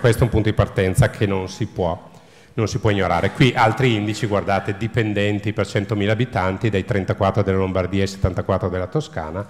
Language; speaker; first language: Italian; native; Italian